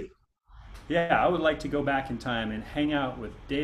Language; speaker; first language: English; native; English